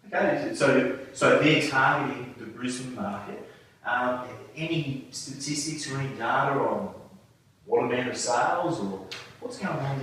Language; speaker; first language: English; native; English